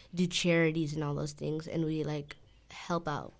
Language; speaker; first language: English; native; English